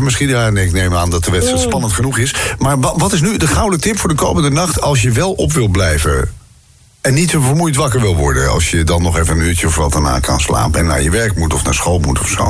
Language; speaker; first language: Dutch; native; Dutch